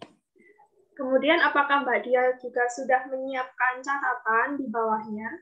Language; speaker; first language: Indonesian; native; Indonesian